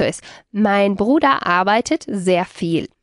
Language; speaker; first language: German; non-native, fluent; Spanish